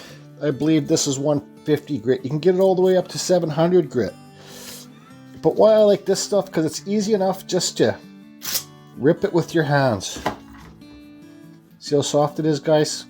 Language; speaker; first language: English; native; English